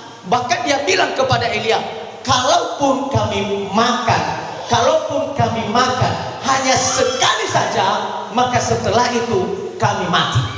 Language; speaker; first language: Indonesian; native; Indonesian